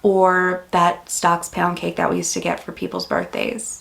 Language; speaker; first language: English; native; English